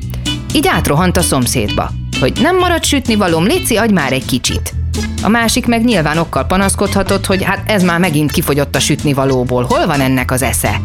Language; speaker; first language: Hungarian; native; Hungarian